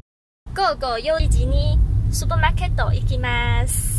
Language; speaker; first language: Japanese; non-native, learner; Chinese